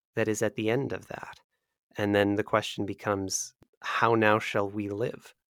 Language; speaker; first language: English; native; English